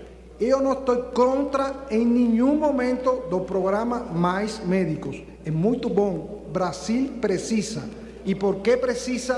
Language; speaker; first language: Portuguese; non-native, fluent; Spanish